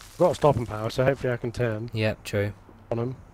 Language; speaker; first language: English; native; English